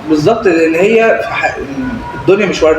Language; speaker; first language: Arabic; native; Arabic